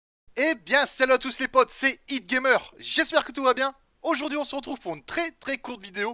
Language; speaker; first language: French; native; French